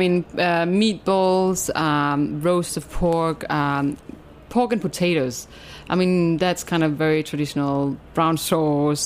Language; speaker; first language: English; non-native, fluent; Danish